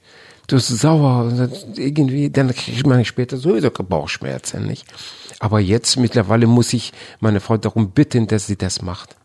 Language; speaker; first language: German; non-native, fluent; Persian